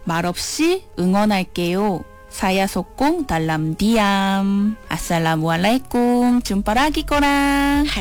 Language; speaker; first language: Malay; native; Malay